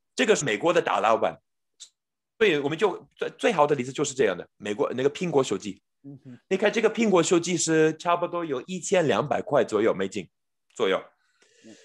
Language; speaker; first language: Chinese; non-native, fluent; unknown